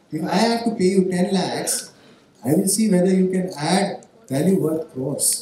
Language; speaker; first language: English; non-native, local second language; Marathi